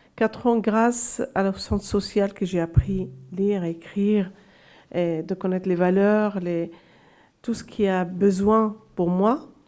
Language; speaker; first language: French; non-native, local second language; Arabic